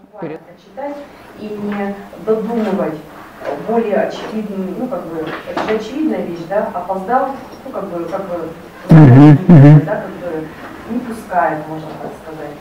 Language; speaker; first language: Russian; native; Russian